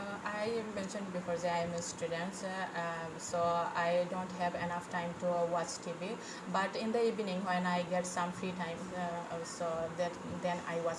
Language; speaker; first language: English; non-native, fluent; Bangla